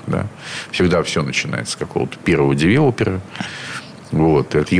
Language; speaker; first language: Russian; native; Russian